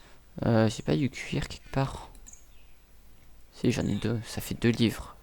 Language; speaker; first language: French; native; French